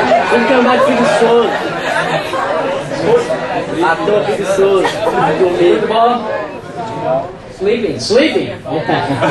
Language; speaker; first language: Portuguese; non-native, learner; English